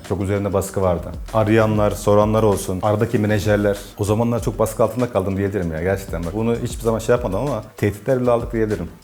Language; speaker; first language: Turkish; native; Turkish